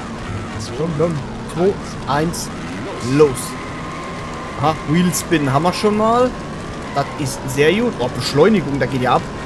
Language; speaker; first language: German; native; German